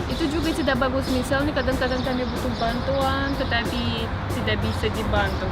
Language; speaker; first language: Indonesian; non-native, learner; Russian